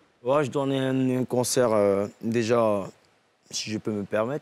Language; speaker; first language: French; non-native, local second language; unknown